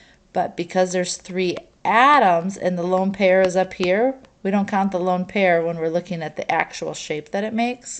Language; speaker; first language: English; native; English